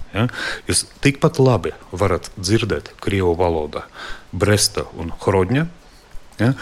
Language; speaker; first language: Latvian; non-native, local second language; Russian